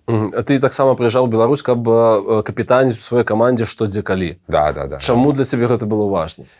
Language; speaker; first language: Belarusian; non-native, local second language; Russian